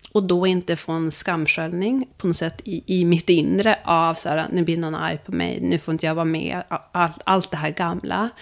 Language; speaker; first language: Swedish; native; Swedish